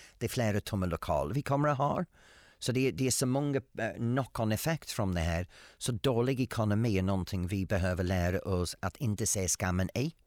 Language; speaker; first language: Swedish; non-native, fluent; English